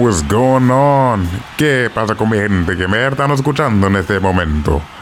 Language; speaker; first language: Spanish; non-native, fluent; English